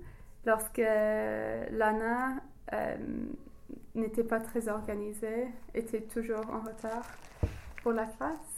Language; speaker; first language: French; non-native, learner; English